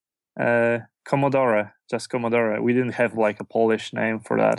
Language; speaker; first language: English; non-native, fluent; Polish